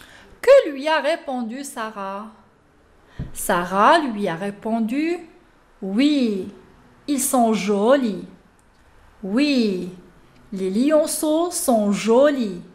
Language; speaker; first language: French; non-native, local second language; Arabic